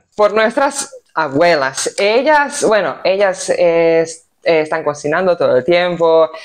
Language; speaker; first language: Spanish; non-native, fluent; Serbian